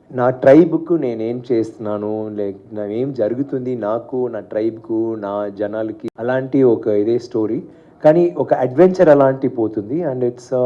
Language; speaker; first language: Telugu; non-native, learner; Tamil